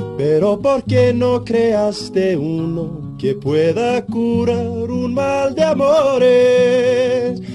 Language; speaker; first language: Spanish; non-native, learner; Icelandic